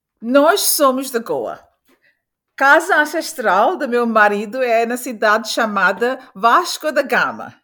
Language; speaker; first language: Portuguese; early bilingual, heritage; Portuguese